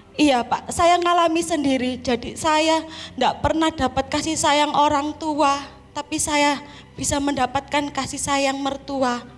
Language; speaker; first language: Indonesian; non-native, local second language; Javanese